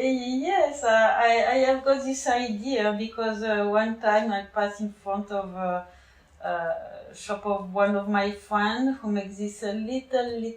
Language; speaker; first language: English; non-native, learner; French